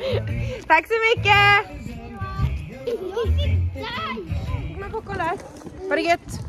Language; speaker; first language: Swedish; native; Swedish